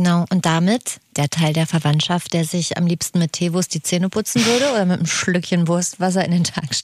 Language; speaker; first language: German; native; German